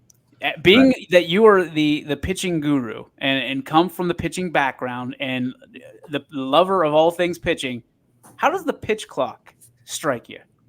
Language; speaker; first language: English; native; English